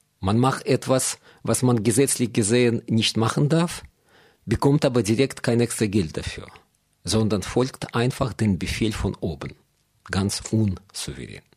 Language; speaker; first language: German; non-native, fluent; Russian